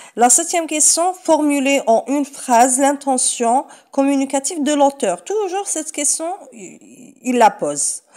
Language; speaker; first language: French; non-native, local second language; Arabic